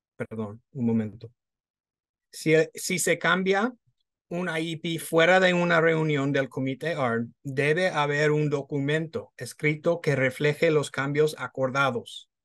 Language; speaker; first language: Spanish; non-native, fluent; English